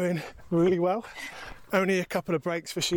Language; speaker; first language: English; native; English